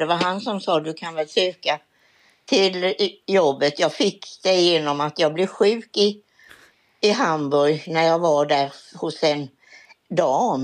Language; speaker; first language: Swedish; native; Swedish